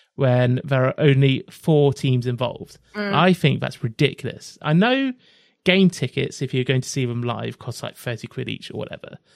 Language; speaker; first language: English; native; English